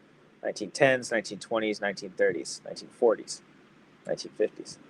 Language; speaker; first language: English; native; English